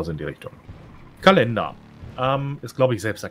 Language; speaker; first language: German; native; German